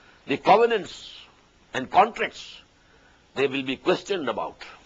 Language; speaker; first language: English; non-native, local second language; Urdu